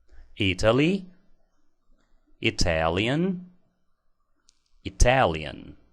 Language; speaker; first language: English; non-native, fluent; Portuguese